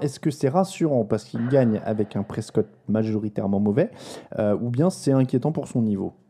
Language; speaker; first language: French; native; French